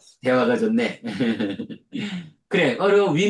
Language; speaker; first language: Korean; native; Korean